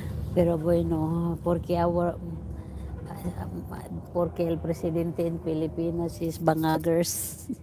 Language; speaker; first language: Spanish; non-native, learner; Filipino